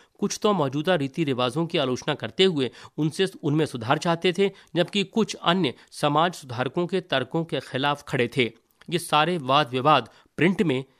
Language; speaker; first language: Hindi; native; Hindi